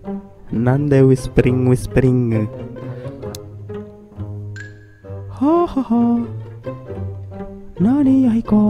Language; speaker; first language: Japanese; non-native, learner; Indonesian